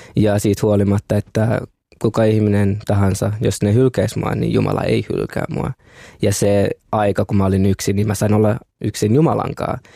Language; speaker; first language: Finnish; early bilingual, other home language; Kinyarwanda